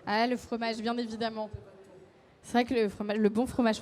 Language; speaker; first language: French; native; French